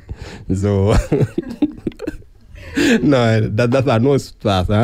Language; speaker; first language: German; non-native, learner; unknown